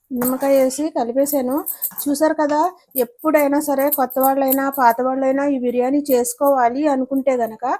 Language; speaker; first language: Telugu; native; Telugu